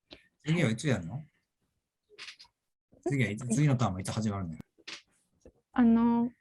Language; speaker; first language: Japanese; native; Japanese